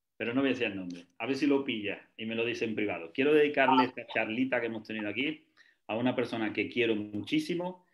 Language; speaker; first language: Spanish; native; Spanish